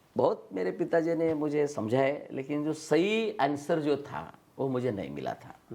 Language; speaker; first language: Hindi; non-native, local second language; Marathi